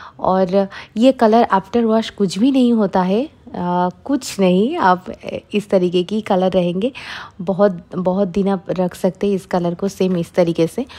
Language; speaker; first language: Hindi; non-native, local second language; Bangla